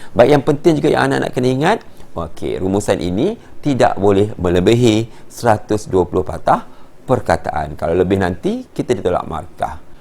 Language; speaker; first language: Malay; native; Malay